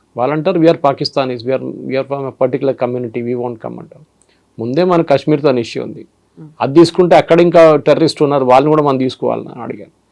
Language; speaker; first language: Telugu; non-native, fluent; Malayalam